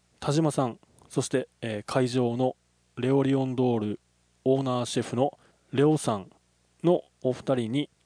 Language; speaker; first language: Japanese; native; Japanese